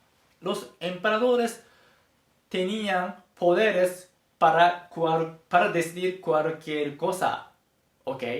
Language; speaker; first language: Spanish; non-native, fluent; Japanese